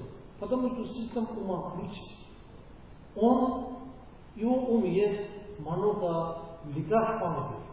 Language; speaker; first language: Russian; non-native, learner; Tibetan